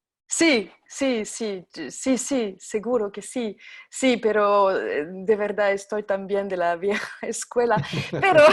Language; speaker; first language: Spanish; non-native, fluent; French